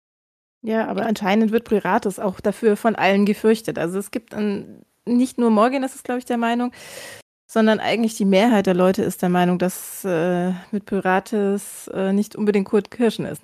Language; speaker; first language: German; native; German